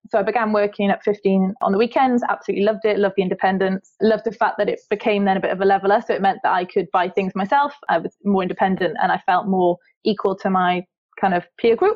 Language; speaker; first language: English; native; English